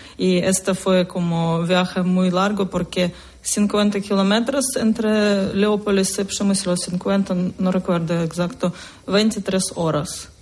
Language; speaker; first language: Spanish; non-native, learner; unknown